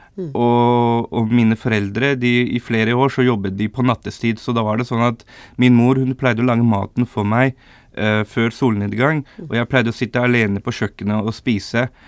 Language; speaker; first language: Norwegian; early bilingual, other home language; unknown